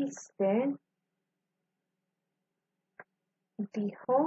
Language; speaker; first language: Spanish; non-native, fluent; English